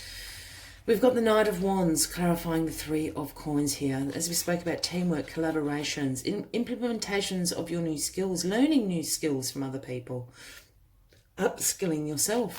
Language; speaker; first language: English; native; English